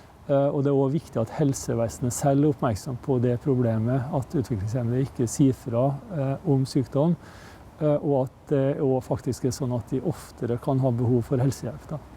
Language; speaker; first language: Norwegian; native; Norwegian